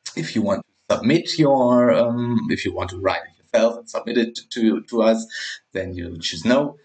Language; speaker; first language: English; non-native, fluent; German